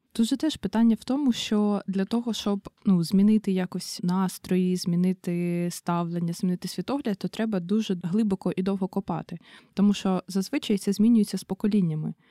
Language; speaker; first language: Ukrainian; native; Ukrainian